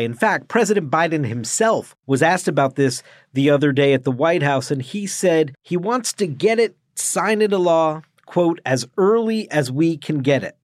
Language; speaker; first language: English; native; English